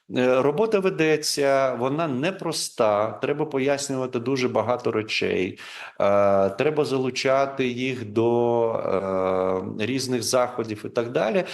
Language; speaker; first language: Ukrainian; non-native, local second language; Crimean Tatar